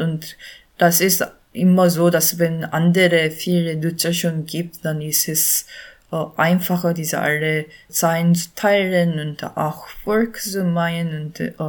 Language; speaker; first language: German; non-native, learner; Korean